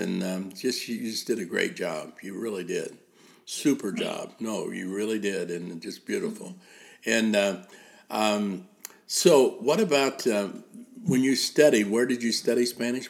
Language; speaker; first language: English; native; English